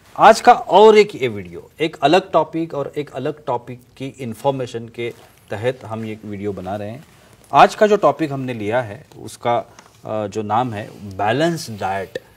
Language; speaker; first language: Hindi; non-native, local second language; Marathi